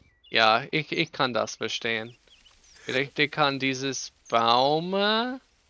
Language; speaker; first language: German; non-native, learner; English